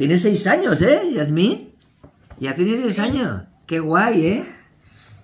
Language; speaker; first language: Spanish; native; Spanish